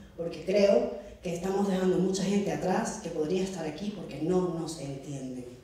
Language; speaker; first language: Spanish; early bilingual, heritage; Spanish